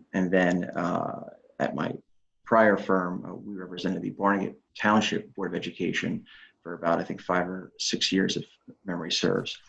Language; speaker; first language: English; native; English